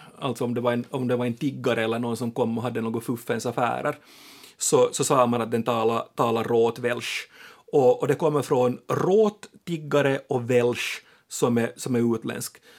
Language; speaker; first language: Swedish; native; Swedish